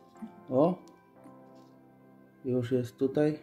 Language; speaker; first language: Polish; native; Polish